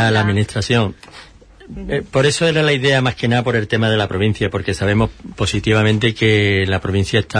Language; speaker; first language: Spanish; native; Spanish